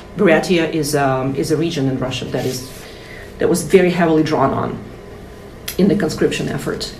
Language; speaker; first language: English; non-native, fluent; Russian